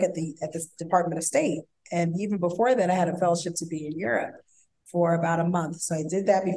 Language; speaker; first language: English; native; English